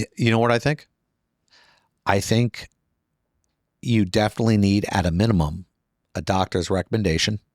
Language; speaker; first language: English; native; English